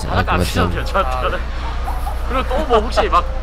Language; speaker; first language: Korean; native; Korean